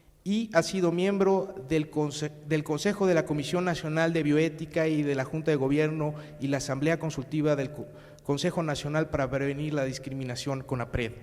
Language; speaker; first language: Spanish; native; Spanish